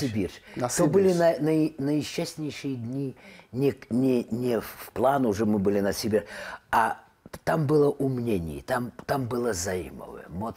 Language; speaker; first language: Czech; non-native, learner; Russian